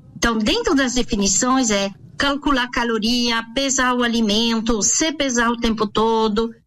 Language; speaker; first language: Portuguese; non-native, fluent; French